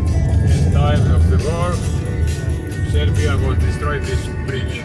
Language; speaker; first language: English; non-native, learner; Croatian